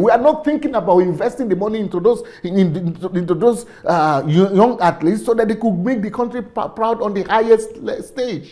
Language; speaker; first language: English; non-native, local second language; Yoruba